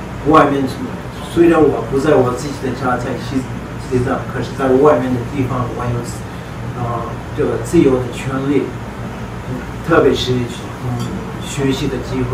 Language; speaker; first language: Chinese; non-native, learner; Tibetan